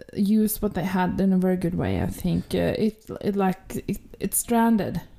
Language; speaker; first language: English; non-native, fluent; Norwegian